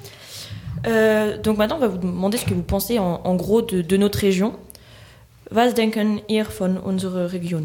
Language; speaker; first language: French; native; French